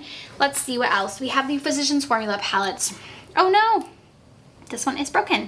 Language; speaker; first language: English; native; English